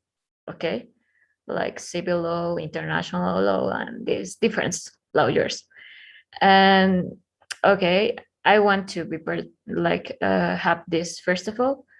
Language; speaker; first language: English; non-native, learner; Spanish